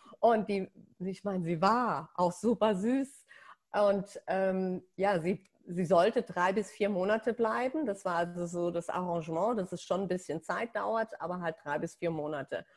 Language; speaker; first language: German; native; German